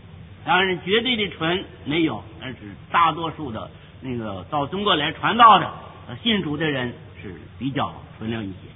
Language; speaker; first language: Chinese; native; Chinese